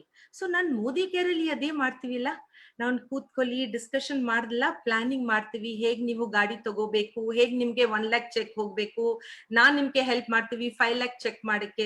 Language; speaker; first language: Kannada; non-native, learner; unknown